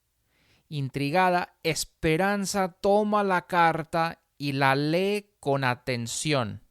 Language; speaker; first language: Spanish; non-native, fluent; English